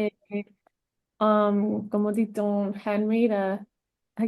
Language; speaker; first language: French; non-native, learner; English